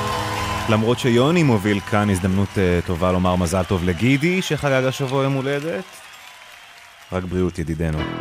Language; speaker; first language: Hebrew; native; Hebrew